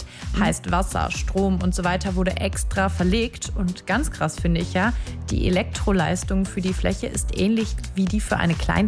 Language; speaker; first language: German; native; German